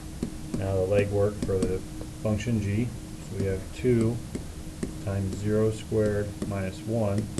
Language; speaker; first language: English; native; English